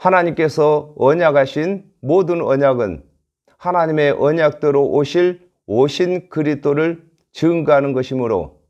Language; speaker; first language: Korean; native; Korean